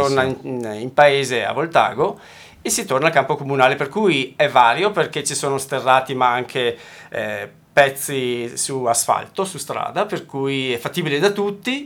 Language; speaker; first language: Italian; native; Italian